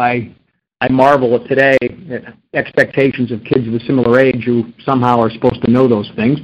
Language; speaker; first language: English; native; English